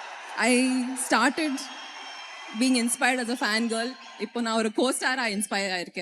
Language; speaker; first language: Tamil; non-native, learner; Kannada